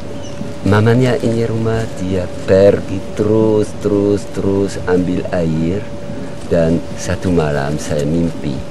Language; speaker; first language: Indonesian; non-native, learner; French